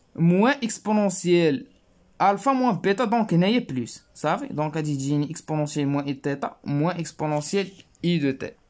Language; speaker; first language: French; non-native, local second language; Arabic